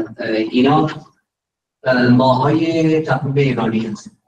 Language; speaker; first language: Persian; non-native, fluent; Urdu